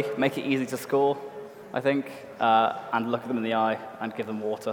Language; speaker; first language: English; native; English